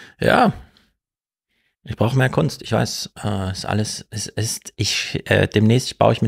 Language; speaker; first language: German; native; German